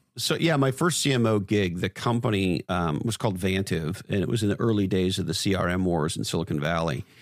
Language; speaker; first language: English; native; English